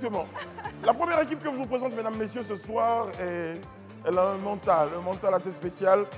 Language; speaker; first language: French; native; French